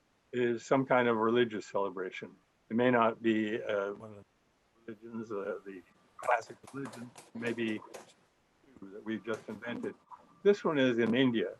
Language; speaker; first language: English; native; English